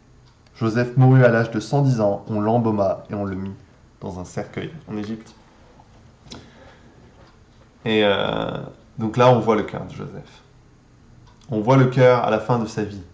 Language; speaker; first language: French; native; French